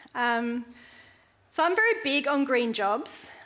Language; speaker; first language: English; native; English